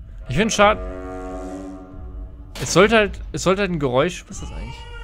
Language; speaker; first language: German; native; German